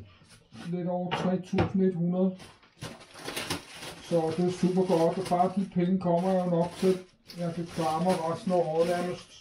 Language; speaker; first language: Danish; native; Danish